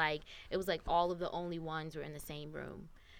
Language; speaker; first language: English; native; English